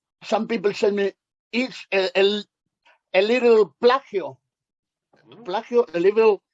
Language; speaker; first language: English; non-native, learner; Spanish